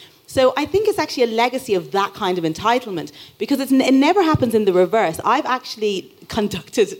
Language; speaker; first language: English; native; English